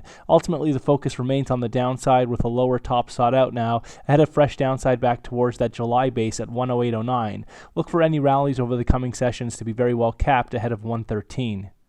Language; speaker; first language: English; native; English